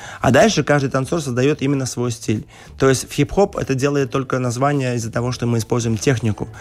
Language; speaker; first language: Russian; native; Russian